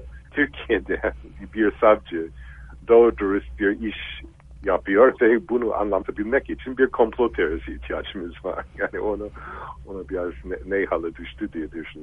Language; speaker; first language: Turkish; non-native, fluent; English